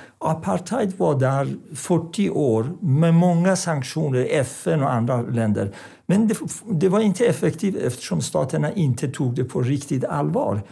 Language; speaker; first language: Swedish; non-native, fluent; Persian